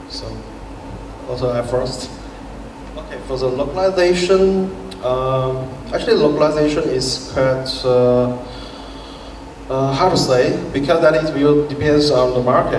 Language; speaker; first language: English; non-native, fluent; Chinese